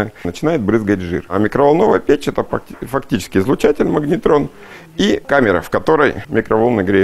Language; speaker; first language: Russian; native; Russian